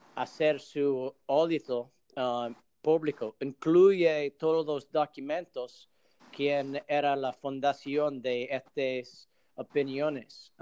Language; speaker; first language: Spanish; non-native, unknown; English